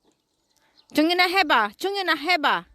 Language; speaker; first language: Korean; non-native, fluent; Filipino